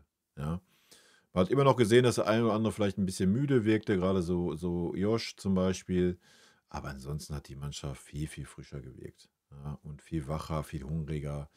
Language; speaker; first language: German; native; German